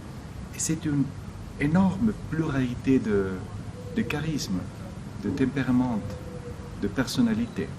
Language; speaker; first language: French; non-native, fluent; Spanish